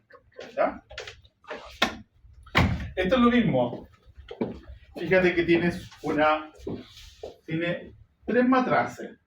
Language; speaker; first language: Spanish; native; Spanish